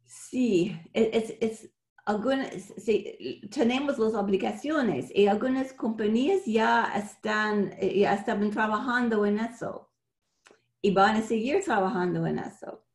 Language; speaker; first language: Spanish; non-native, fluent; English